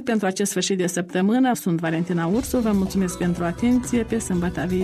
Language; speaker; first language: Romanian; native; Romanian